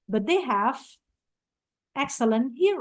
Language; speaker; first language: English; non-native, fluent; Indonesian